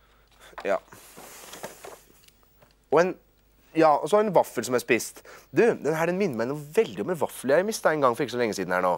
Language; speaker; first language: Norwegian; native; Norwegian